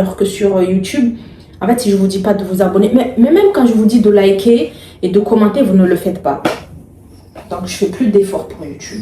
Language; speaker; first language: French; native; French